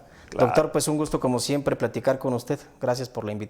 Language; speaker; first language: Spanish; native; Spanish